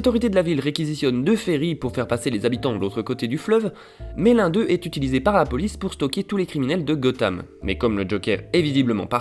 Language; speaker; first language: French; native; French